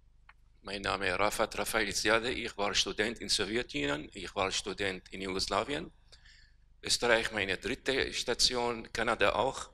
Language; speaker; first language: German; non-native, learner; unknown